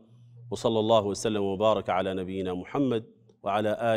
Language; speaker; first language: Arabic; native; Arabic